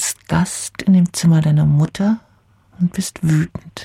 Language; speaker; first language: German; native; German